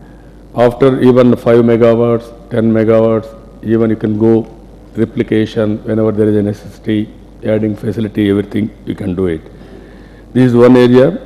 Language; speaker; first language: English; non-native, local second language; Telugu